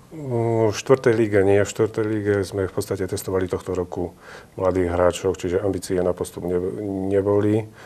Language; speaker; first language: Slovak; native; Slovak